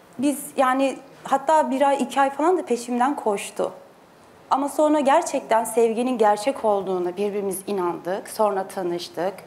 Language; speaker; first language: Turkish; native; Turkish